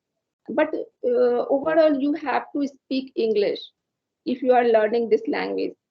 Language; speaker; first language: English; non-native, learner; Hindi